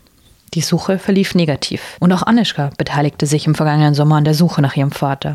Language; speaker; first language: German; native; German